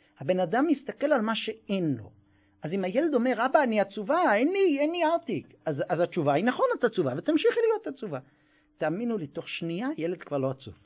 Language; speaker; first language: Hebrew; non-native, fluent; English